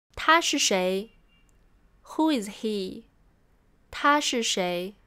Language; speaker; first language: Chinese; native; Chinese